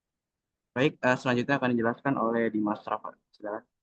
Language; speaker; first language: Indonesian; native; Indonesian